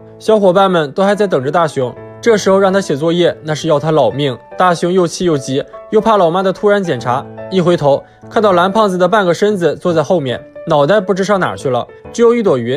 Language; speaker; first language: Chinese; native; Chinese